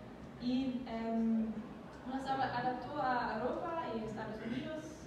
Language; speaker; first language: Spanish; non-native, learner; German